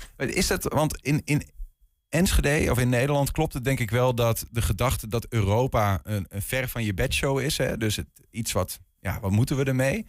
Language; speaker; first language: Dutch; native; Dutch